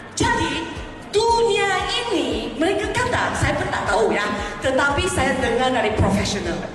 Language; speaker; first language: Malay; non-native, local second language; Chinese